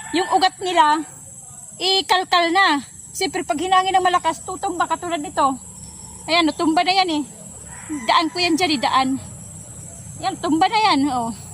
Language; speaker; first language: Filipino; non-native, local second language; Waray